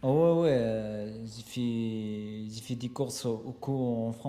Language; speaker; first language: French; non-native, learner; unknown